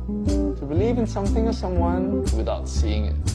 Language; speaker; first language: English; native; English